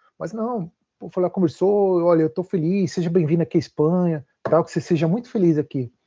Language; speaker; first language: Portuguese; native; Portuguese